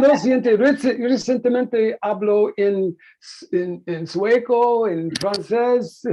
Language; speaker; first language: Spanish; non-native, learner; English